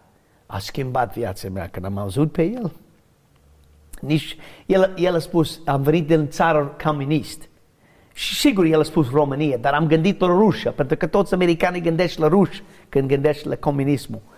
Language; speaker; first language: Romanian; non-native, learner; English